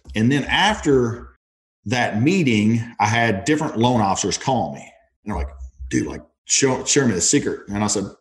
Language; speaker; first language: English; native; English